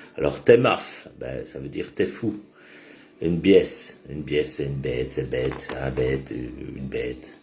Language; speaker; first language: French; native; French